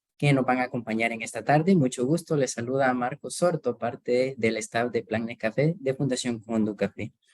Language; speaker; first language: Spanish; native; Spanish